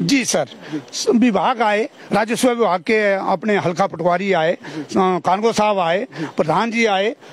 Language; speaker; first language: Hindi; native; Hindi